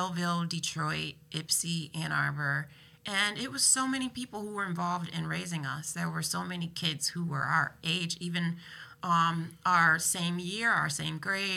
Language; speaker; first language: English; native; English